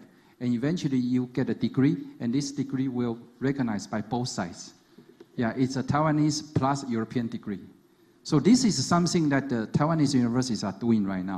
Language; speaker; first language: English; non-native, fluent; Chinese